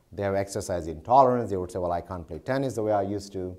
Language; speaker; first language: English; non-native, local second language; Gujarati